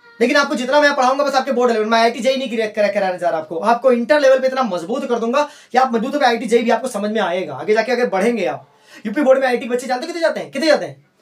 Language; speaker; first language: Hindi; native; Hindi